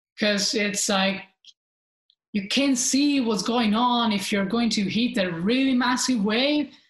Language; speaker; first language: English; non-native, fluent; Italian